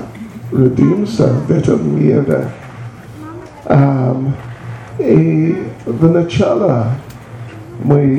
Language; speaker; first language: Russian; non-native, learner; English